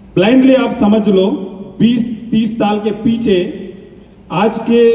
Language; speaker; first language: Hindi; non-native, local second language; Telugu